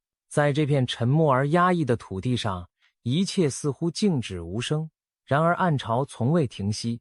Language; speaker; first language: Chinese; native; Chinese